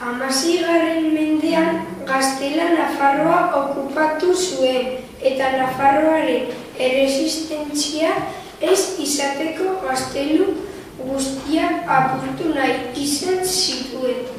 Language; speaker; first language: Basque; non-native, local second language; Spanish